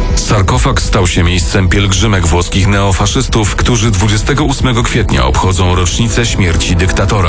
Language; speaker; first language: Polish; native; Polish